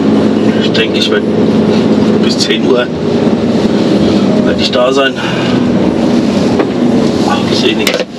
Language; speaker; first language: German; native; German